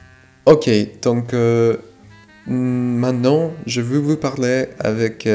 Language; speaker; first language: French; non-native, fluent; Spanish